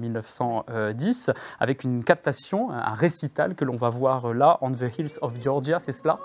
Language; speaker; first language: French; native; French